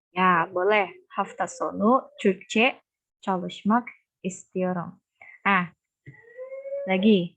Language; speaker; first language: Turkish; non-native, fluent; Indonesian